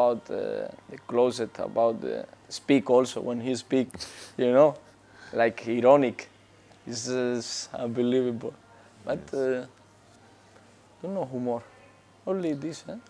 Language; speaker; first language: English; non-native, learner; Spanish